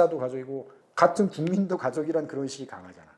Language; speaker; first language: Korean; native; Korean